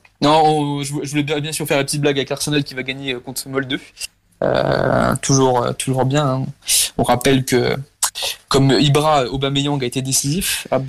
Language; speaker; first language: French; native; French